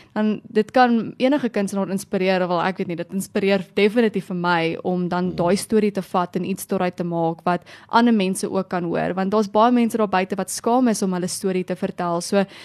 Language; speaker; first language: Afrikaans; native; Afrikaans